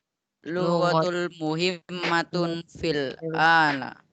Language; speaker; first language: Arabic; non-native, learner; Indonesian